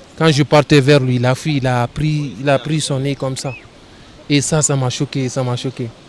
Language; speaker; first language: French; non-native, local second language; Fula